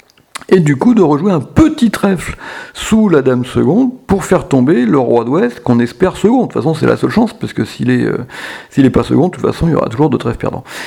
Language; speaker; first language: French; native; French